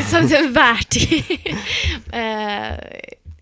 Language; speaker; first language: Norwegian; native; Norwegian